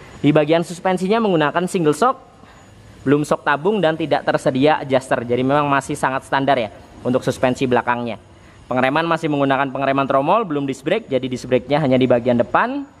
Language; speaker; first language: Indonesian; native; Indonesian